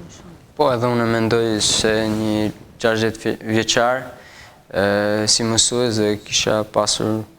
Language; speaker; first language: Albanian; early bilingual, heritage; Albanian